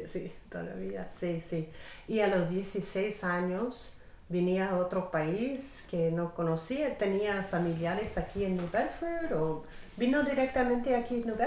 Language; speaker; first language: Spanish; non-native, fluent; English